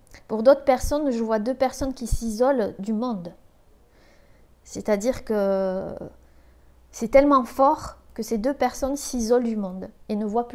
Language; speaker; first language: French; native; French